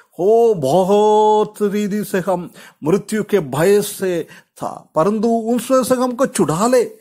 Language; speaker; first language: Hindi; non-native, local second language; Malayalam